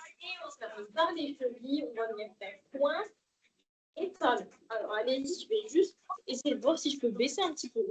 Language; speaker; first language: French; native; French